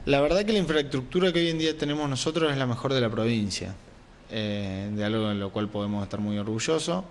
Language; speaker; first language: Spanish; native; Spanish